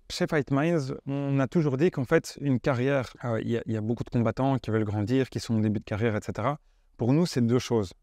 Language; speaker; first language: French; native; French